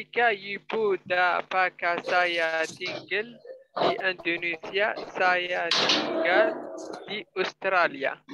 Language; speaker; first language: Indonesian; non-native, learner; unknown